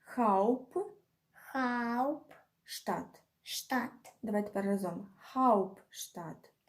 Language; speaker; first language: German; non-native, fluent; Ukrainian